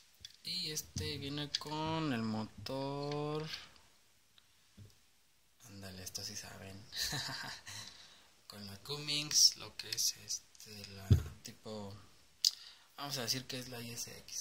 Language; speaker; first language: Spanish; native; Spanish